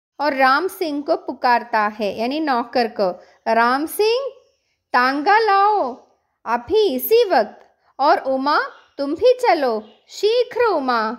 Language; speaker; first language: Hindi; non-native, local second language; Malayalam